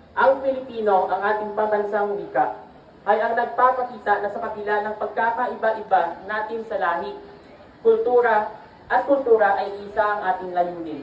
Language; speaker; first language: Filipino; non-native, local second language; Hiligaynon